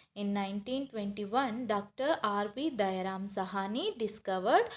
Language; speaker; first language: English; non-native, local second language; Kannada